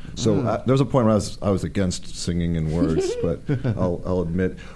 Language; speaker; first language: English; native; English